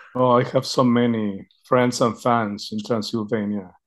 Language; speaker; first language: English; non-native, fluent; Spanish